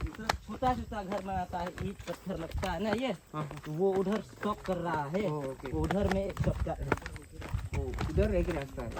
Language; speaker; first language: Hindi; non-native, local second language; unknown